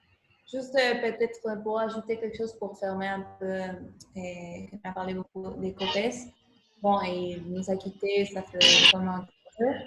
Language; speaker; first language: French; non-native, fluent; Spanish